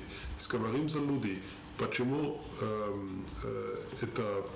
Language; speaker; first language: Russian; non-native, learner; German